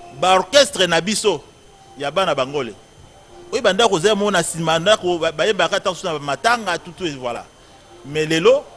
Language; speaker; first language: Lingala; non-native, local second language; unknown